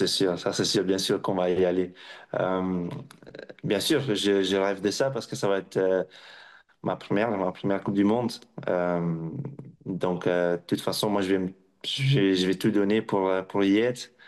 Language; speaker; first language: French; non-native, local second language; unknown